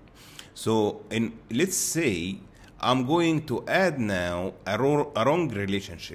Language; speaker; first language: English; non-native, fluent; Arabic